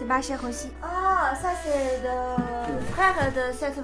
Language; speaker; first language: French; non-native, learner; Chinese